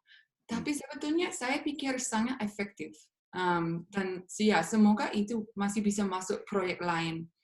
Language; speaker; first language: Indonesian; non-native, fluent; English